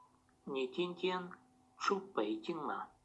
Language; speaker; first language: Chinese; non-native, learner; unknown